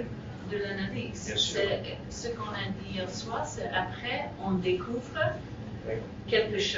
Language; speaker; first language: French; non-native, learner; English